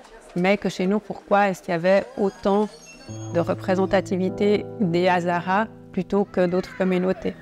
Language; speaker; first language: French; native; French